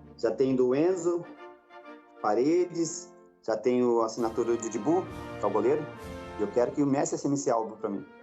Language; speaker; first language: Portuguese; native; Portuguese